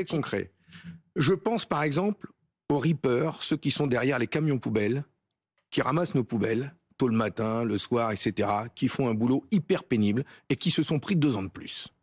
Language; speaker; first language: French; native; French